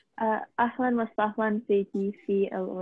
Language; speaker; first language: Arabic; non-native, learner; English